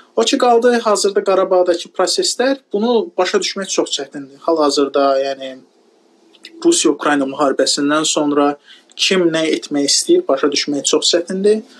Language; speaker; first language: Azerbaijani; non-native, local second language; Talysh